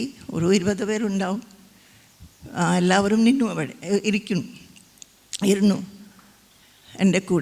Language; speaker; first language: Malayalam; non-native, fluent; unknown